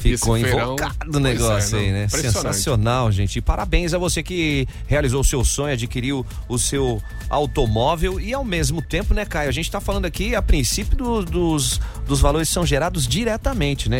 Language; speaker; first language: Portuguese; native; Portuguese